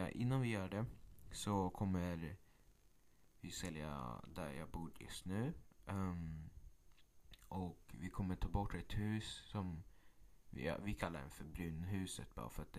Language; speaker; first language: Swedish; early bilingual, other home language; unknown